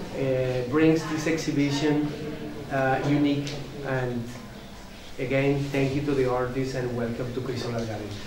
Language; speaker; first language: English; non-native, fluent; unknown